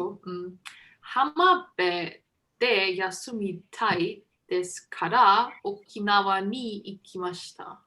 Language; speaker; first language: Japanese; non-native, learner; German